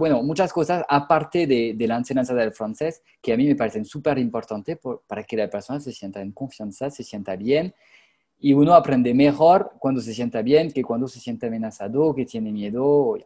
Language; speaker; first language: Spanish; non-native, fluent; French